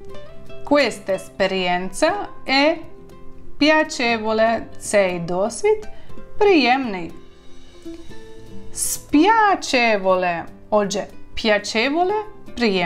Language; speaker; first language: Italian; non-native, fluent; Ukrainian